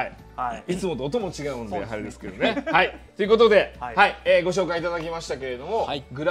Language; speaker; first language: Japanese; native; Japanese